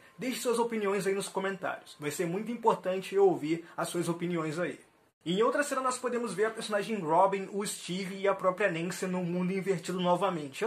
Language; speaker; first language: Portuguese; native; Portuguese